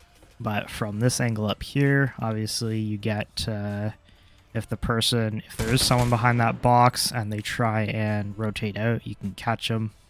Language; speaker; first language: English; native; English